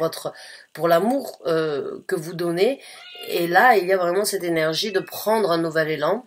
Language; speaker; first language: French; native; French